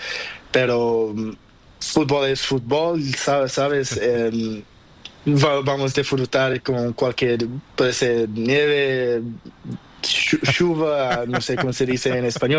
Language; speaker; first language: Spanish; non-native, learner; Portuguese